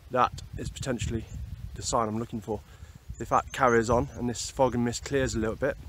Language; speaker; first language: English; native; English